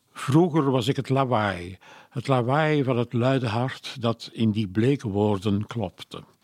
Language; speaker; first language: Dutch; non-native, local second language; French